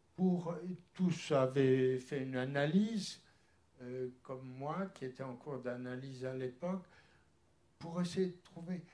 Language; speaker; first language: French; early bilingual, other home language; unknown